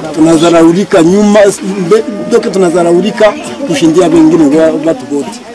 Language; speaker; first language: Swahili; non-native, local second language; Kinyarwanda